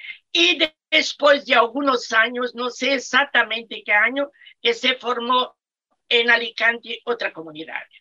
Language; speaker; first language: Spanish; non-native, fluent; Portuguese